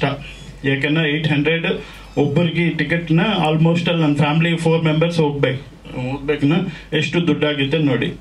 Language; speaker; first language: Kannada; non-native, local second language; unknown